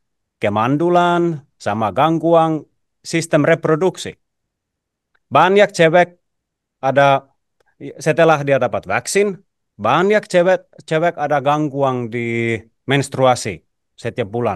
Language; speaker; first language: Indonesian; non-native, fluent; Finnish